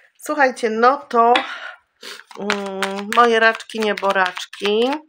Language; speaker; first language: Polish; native; Polish